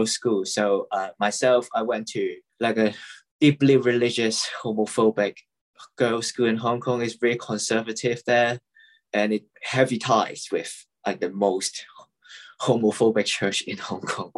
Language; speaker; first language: English; non-native, local second language; Cantonese